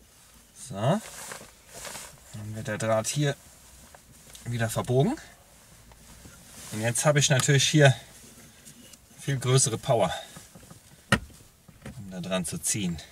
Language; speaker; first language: German; native; German